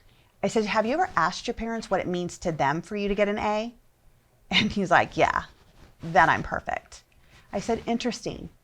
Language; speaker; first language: English; native; English